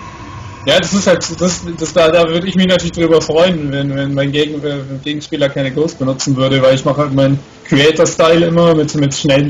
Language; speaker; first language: German; native; German